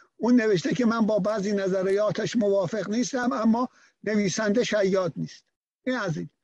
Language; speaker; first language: Persian; non-native, local second language; Azerbaijani